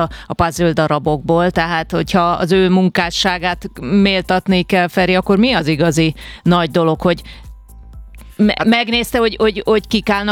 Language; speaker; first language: Hungarian; native; Hungarian